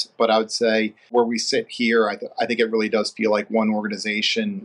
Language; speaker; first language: English; native; English